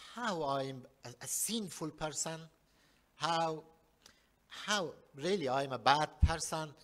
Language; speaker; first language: English; non-native, learner; Persian